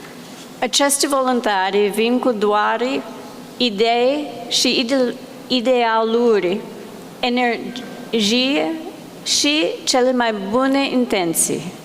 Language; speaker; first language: Romanian; non-native, learner; English